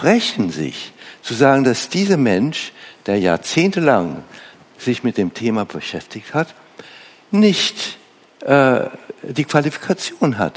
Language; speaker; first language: German; non-native, fluent; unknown